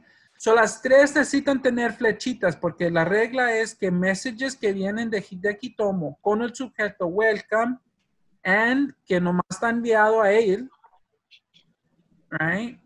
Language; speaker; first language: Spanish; early bilingual, heritage; Spanish